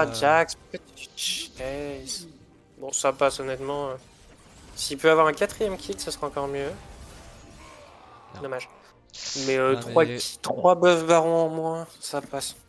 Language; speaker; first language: French; native; French